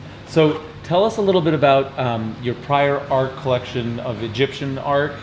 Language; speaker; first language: English; native; English